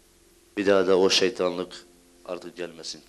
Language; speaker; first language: Turkish; early bilingual, heritage; Turkish